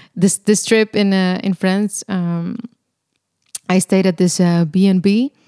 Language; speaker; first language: English; non-native, fluent; Spanish